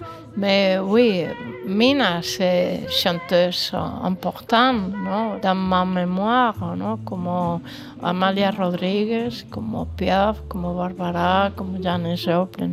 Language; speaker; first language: French; non-native, fluent; Spanish